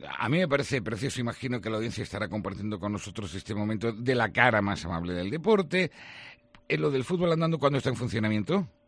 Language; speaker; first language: Spanish; native; Spanish